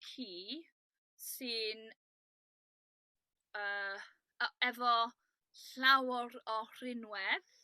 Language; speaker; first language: Welsh; non-native, learner; English